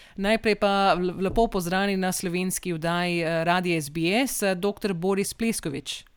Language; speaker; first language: Slovenian; early bilingual, heritage; Slovenian